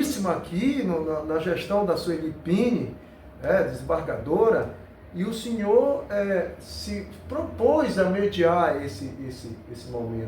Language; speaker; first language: Portuguese; native; Portuguese